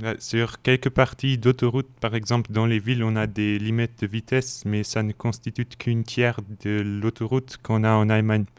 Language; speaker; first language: French; non-native, fluent; German